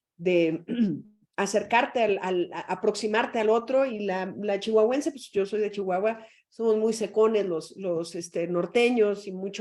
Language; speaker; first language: Spanish; native; Spanish